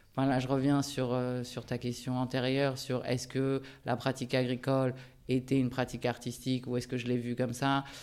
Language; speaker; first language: French; early bilingual, other home language; Japanese